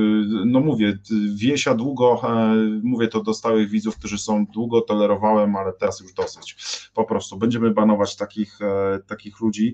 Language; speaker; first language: Polish; native; Polish